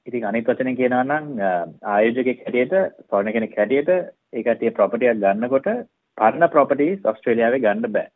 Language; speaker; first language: Sinhala; native; Sinhala